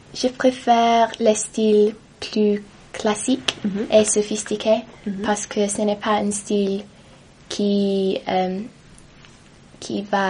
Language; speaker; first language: French; non-native, learner; English